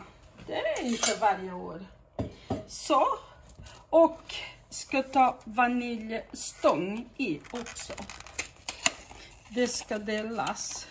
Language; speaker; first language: Swedish; non-native, fluent; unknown